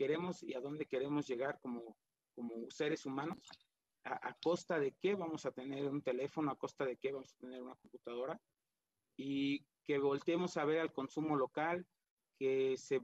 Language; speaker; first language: Spanish; native; Spanish